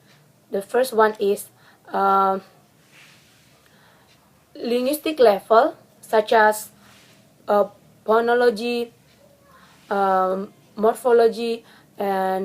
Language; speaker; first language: English; non-native, learner; Indonesian